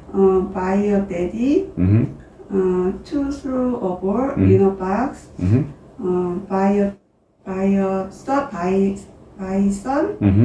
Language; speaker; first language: English; non-native, learner; Korean